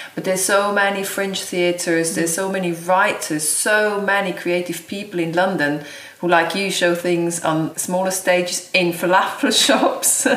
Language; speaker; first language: English; non-native, fluent; German